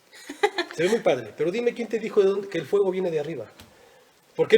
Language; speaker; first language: Spanish; native; Spanish